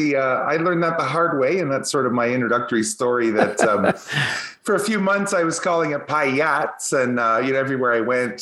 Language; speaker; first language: English; native; English